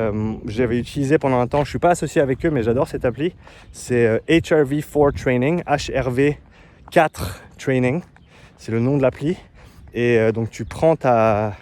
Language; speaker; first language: French; native; French